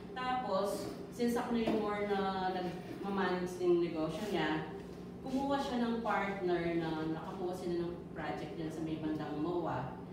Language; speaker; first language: Filipino; non-native, local second language; Pampanga